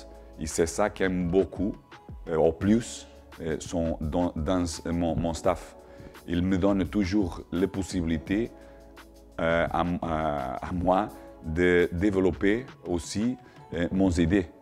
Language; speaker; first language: French; non-native, learner; Portuguese